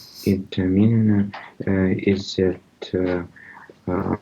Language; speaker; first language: English; non-native, learner; Russian